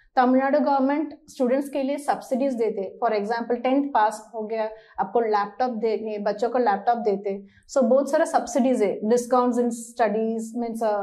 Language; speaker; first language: Hindi; non-native, local second language; Malayalam